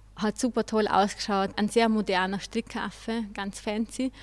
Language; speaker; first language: German; native; German